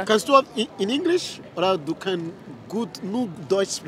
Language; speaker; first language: German; non-native, learner; English